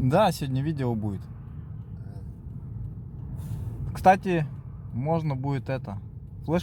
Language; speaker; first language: Russian; native; Russian